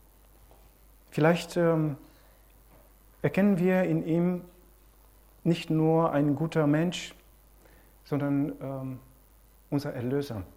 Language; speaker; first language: German; non-native, fluent; Romanian